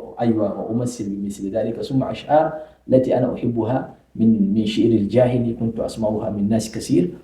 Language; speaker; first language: Arabic; non-native, fluent; Fula